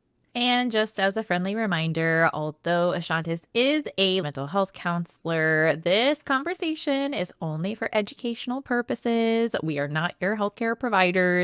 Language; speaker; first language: English; native; English